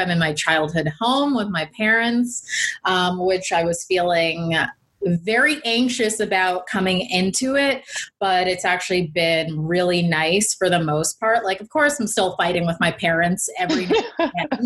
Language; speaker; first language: English; native; English